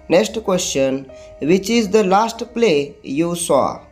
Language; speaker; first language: English; non-native, local second language; Marathi